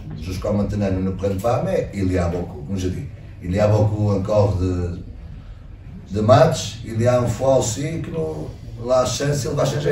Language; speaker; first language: French; non-native, learner; Portuguese